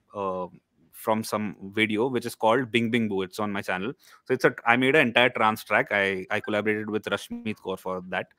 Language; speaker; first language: English; non-native, local second language; Marathi